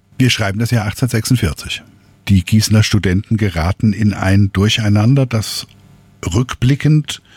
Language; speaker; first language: German; native; German